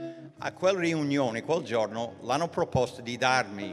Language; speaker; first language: Italian; early bilingual, heritage; English